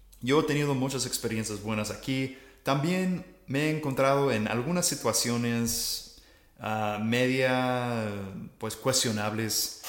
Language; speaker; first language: Spanish; non-native, fluent; English